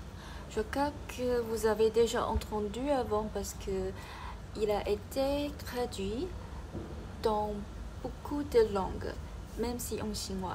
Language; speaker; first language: French; non-native, learner; Chinese